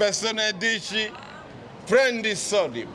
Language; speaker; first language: Italian; non-native, learner; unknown